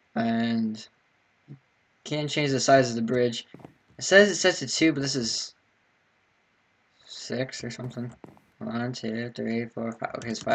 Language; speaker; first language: English; native; English